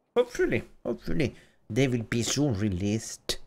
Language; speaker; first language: English; non-native, fluent; Finnish